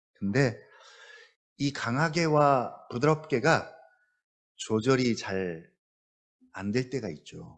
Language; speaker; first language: Korean; native; Korean